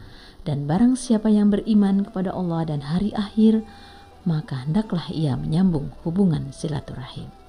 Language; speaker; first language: Indonesian; native; Indonesian